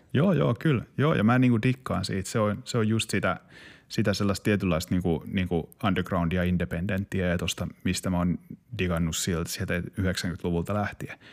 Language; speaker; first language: Finnish; native; Finnish